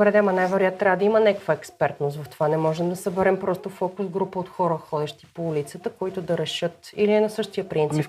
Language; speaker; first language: Bulgarian; native; Bulgarian